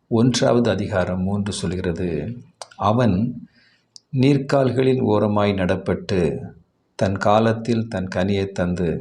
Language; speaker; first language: Tamil; native; Tamil